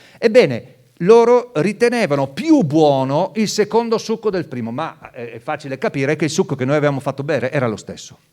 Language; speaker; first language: Italian; non-native, local second language; Friulian